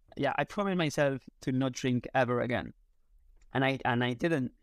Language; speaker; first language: English; non-native, fluent; Spanish